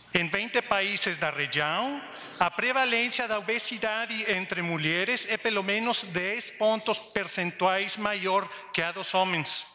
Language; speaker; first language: Portuguese; non-native, learner; Spanish